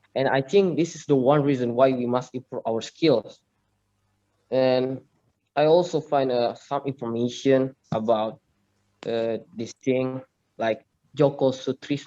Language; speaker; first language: English; non-native, learner; Indonesian